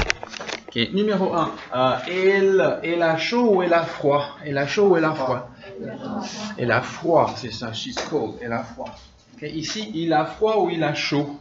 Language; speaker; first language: French; non-native, fluent; English